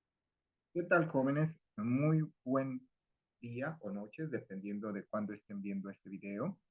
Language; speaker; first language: Spanish; native; Spanish